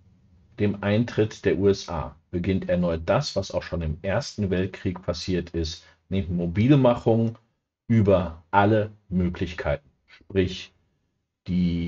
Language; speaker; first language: German; native; German